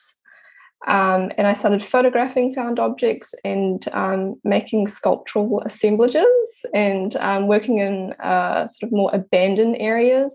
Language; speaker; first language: English; native; English